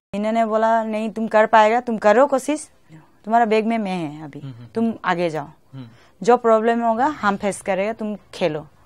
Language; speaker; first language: Hindi; non-native, local second language; Assamese